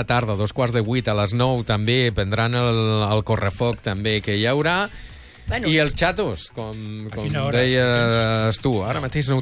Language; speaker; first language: Catalan; native; Catalan